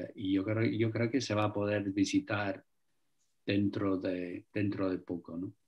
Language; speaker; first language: Spanish; non-native, fluent; English